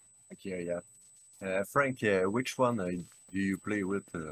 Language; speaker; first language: English; non-native, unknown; French